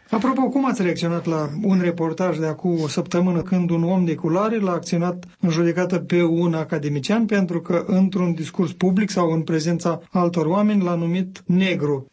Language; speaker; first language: Romanian; native; Romanian